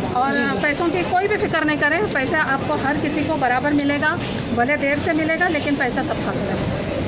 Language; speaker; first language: Hindi; non-native, local second language; Urdu